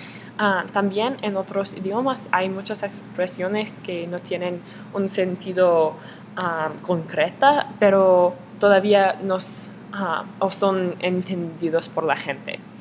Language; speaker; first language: Spanish; non-native, learner; English